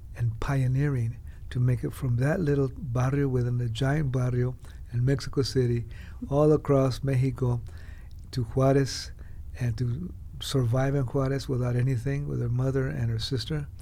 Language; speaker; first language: English; early bilingual, other home language; Spanish